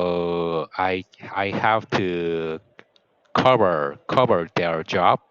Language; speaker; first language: English; non-native, learner; Korean